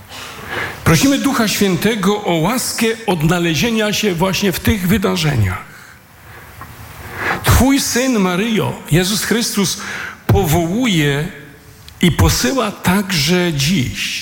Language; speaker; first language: Polish; native; Polish